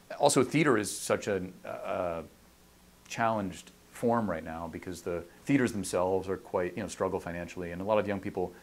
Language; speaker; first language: English; native; English